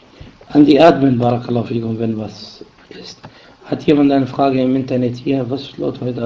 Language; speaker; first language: German; non-native, fluent; Arabic